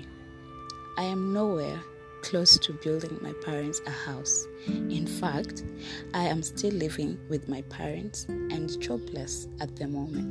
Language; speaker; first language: English; non-native, local second language; Luo (Kenya and Tanzania)